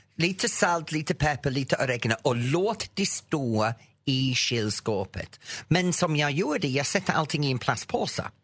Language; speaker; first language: Swedish; non-native, fluent; English